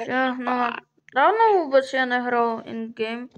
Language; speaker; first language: Czech; early bilingual, other home language; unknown